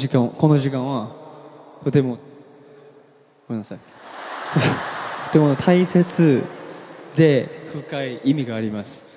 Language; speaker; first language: Japanese; non-native, learner; Korean